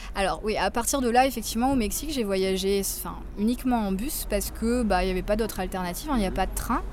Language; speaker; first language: French; native; French